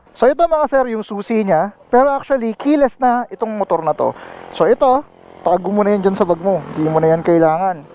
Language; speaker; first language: Filipino; native; Filipino